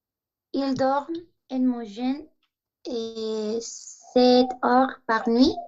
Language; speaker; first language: French; non-native, learner; Spanish